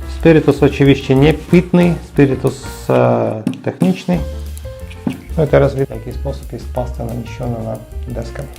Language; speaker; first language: Polish; non-native, learner; Ukrainian